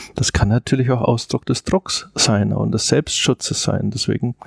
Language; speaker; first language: German; native; German